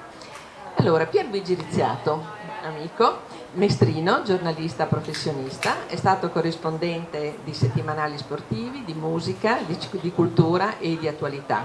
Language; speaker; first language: Italian; native; Italian